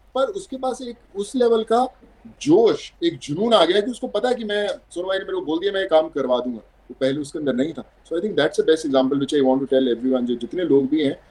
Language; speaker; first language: Hindi; non-native, local second language; Punjabi